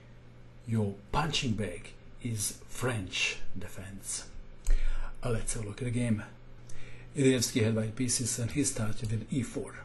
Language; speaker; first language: English; non-native, fluent; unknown